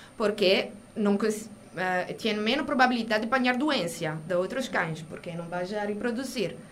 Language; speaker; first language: Portuguese; non-native, learner; Italian